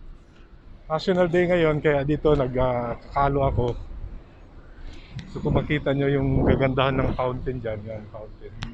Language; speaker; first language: Filipino; non-native, local second language; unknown